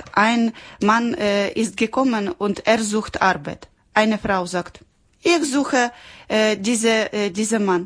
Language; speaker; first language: German; non-native, learner; Ukrainian